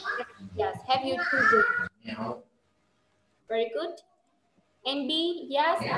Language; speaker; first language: English; non-native, fluent; Vietnamese